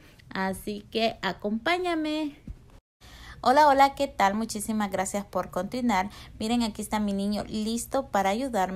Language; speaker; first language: Spanish; native; Spanish